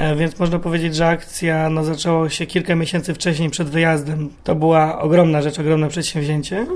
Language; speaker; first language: Polish; native; Polish